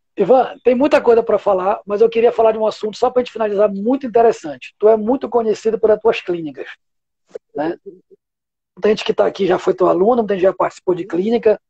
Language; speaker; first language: Portuguese; native; Portuguese